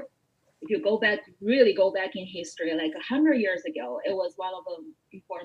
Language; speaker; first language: English; non-native, fluent; Chinese